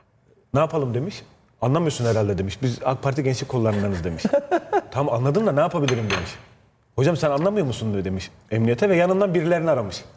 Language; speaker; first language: Turkish; native; Turkish